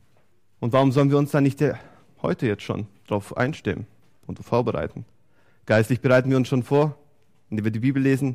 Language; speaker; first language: German; native; German